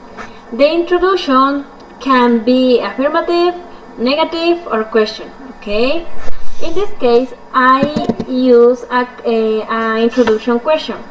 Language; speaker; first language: English; non-native, fluent; Spanish